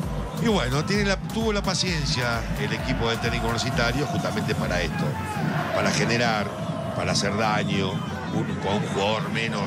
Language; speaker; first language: Spanish; native; Spanish